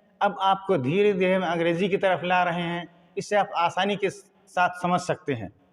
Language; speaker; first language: Hindi; native; Hindi